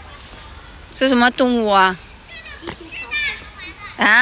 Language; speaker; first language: Chinese; non-native, learner; Indonesian